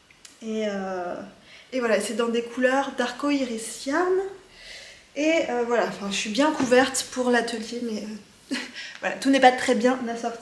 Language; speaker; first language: French; native; French